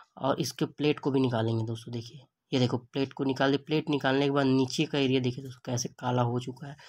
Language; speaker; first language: Hindi; native; Hindi